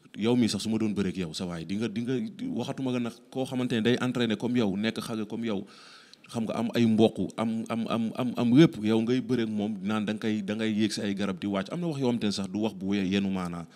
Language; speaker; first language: Wolof; non-native, local second language; Serer